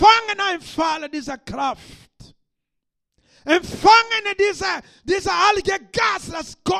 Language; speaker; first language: German; non-native, learner; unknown